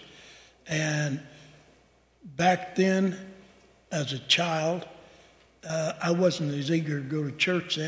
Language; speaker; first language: English; native; English